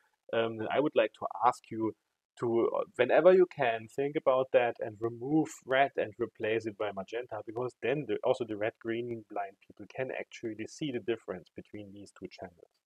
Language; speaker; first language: English; non-native, fluent; German